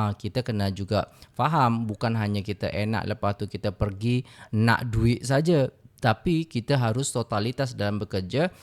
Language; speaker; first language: Indonesian; native; Indonesian